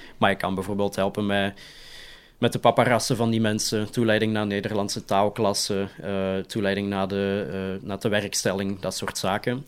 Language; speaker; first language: Dutch; native; Dutch